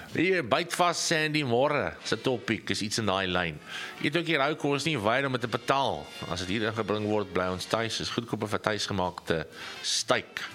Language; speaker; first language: Afrikaans; native; Afrikaans